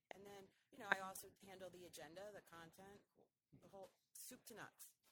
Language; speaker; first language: English; native; English